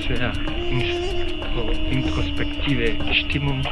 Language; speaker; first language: German; non-native, fluent; Spanish